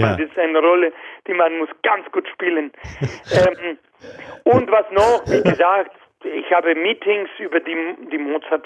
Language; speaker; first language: German; non-native, fluent; Spanish